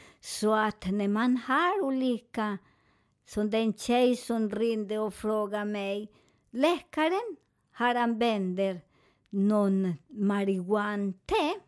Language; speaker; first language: Swedish; non-native, fluent; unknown